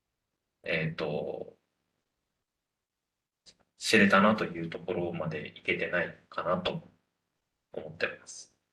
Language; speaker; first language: Japanese; native; Japanese